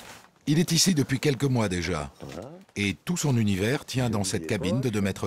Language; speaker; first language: French; native; French